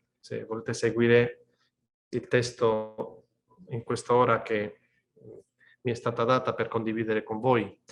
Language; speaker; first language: Italian; non-native, fluent; Spanish